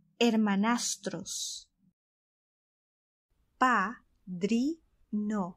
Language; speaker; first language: Spanish; native; Spanish